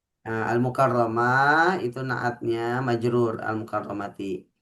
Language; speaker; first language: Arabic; non-native, fluent; Indonesian